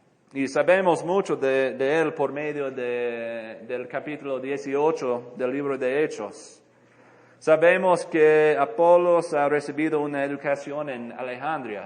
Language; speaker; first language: Spanish; non-native, fluent; English